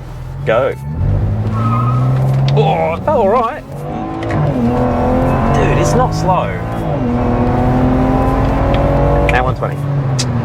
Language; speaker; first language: English; native; English